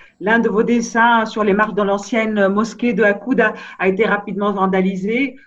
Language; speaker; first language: French; non-native, local second language; Arabic